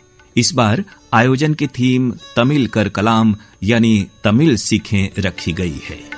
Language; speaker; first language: Hindi; native; Hindi